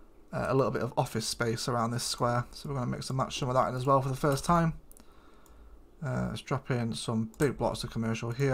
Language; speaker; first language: English; native; English